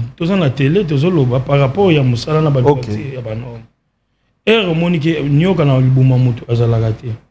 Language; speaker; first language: Lingala; non-native, local second language; Kongo